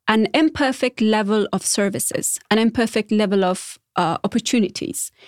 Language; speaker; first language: English; non-native, fluent; Persian